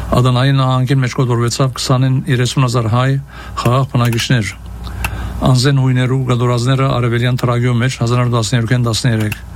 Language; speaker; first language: Armenian; early bilingual, heritage; Armenian